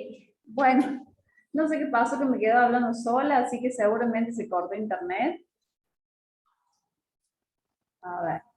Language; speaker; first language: Spanish; native; Spanish